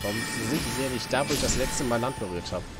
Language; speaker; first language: German; native; German